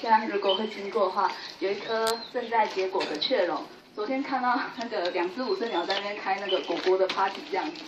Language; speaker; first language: Chinese; native; Chinese